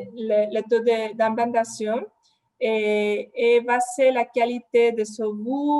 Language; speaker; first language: French; non-native, fluent; Spanish